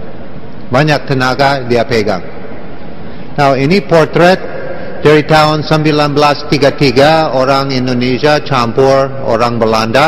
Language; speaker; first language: Indonesian; non-native, learner; English